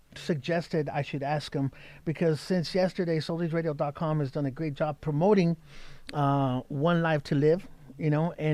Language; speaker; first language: English; native; English